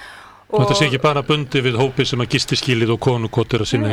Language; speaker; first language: Icelandic; native; Icelandic